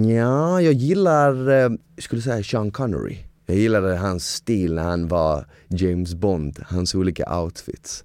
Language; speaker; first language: Swedish; early bilingual, other home language; Bosnian